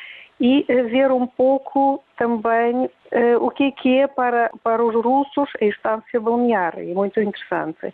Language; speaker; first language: Portuguese; non-native, fluent; Russian